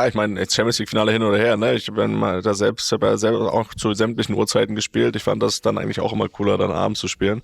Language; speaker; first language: German; native; German